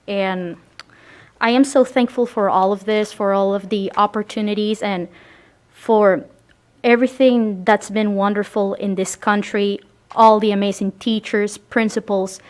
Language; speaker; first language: English; early bilingual, other home language; Spanish